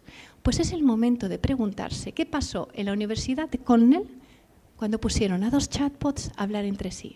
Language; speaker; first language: Spanish; native; Spanish